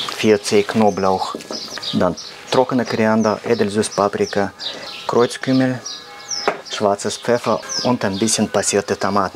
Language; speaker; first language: German; non-native, learner; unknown